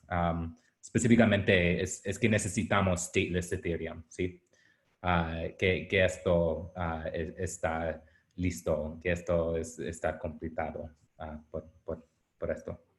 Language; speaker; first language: Spanish; non-native, learner; English